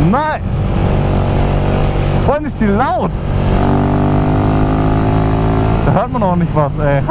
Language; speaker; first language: German; native; German